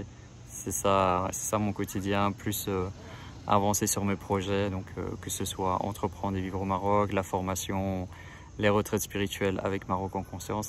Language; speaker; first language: French; native; French